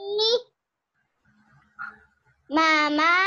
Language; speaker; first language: Spanish; native; Spanish